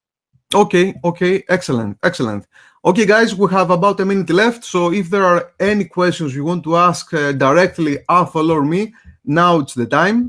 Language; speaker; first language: English; non-native, fluent; Greek